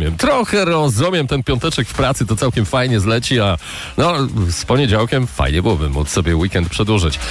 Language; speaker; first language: Polish; native; Polish